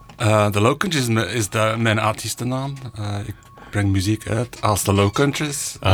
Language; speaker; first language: Dutch; non-native, fluent; English